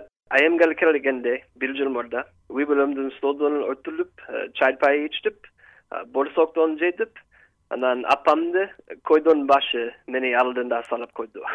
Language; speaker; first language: Kyrgyz; non-native, learner; English